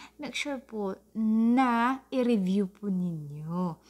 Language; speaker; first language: Filipino; non-native, local second language; Cebuano